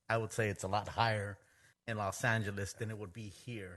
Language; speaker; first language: English; native; English